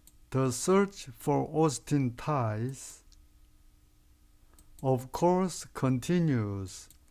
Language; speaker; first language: English; non-native, fluent; Korean